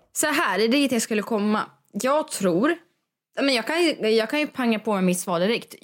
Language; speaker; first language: Swedish; early bilingual, other home language; Russian